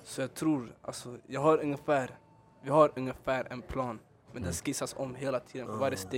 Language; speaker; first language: Swedish; early bilingual, other home language; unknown